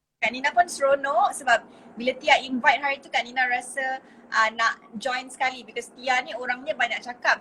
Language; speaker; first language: Malay; native; Malay